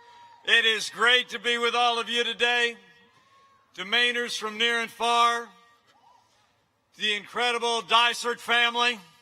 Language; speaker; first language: English; native; English